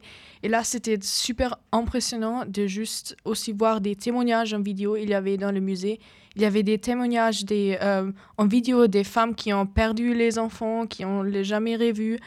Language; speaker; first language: French; non-native, fluent; German